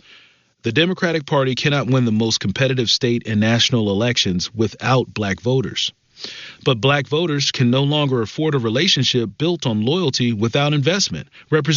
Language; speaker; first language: English; native; English